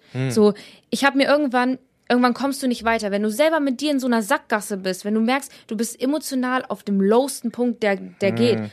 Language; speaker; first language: German; native; German